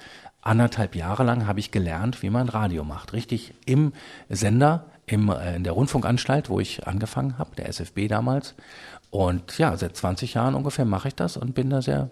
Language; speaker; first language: German; native; German